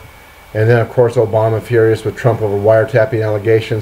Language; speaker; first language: English; native; English